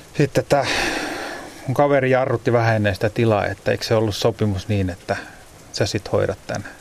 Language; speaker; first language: Finnish; native; Finnish